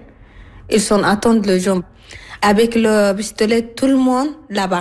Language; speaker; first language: French; non-native, learner; Arabic